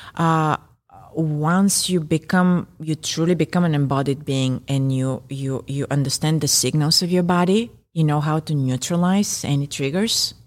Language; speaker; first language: English; non-native, fluent; Bulgarian